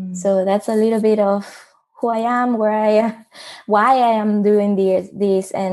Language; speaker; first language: English; non-native, fluent; Spanish